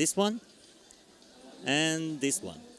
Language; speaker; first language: English; non-native, fluent; Korean